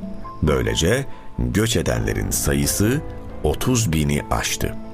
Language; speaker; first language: Turkish; native; Turkish